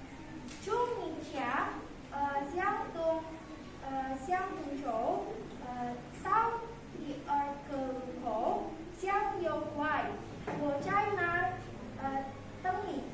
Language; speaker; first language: Chinese; non-native, learner; Indonesian